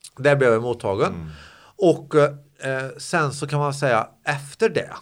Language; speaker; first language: Swedish; native; Swedish